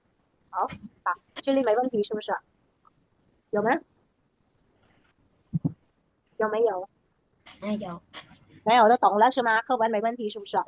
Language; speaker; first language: Chinese; non-native, fluent; Khmer